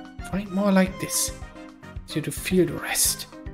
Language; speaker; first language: English; non-native, fluent; German